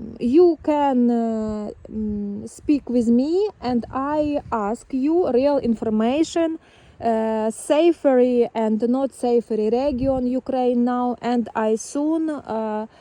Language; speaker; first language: English; non-native, learner; Ukrainian